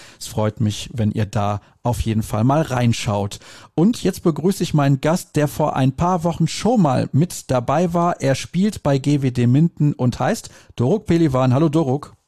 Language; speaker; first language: German; native; German